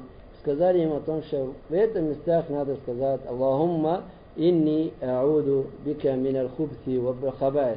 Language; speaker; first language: Russian; non-native, learner; Arabic